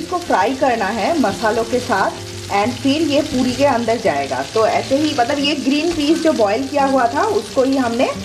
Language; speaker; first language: Hindi; non-native, local second language; Bangla